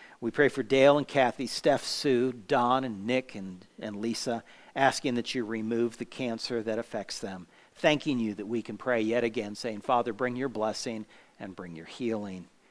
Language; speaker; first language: English; native; English